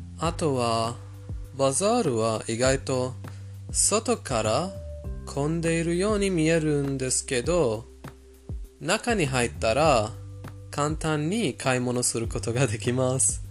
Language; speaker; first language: Japanese; non-native, fluent; Persian